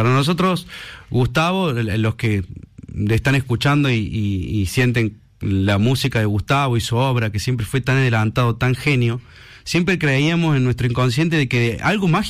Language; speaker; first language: Spanish; native; Spanish